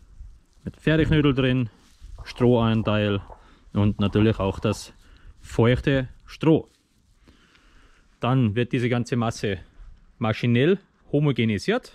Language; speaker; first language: German; native; German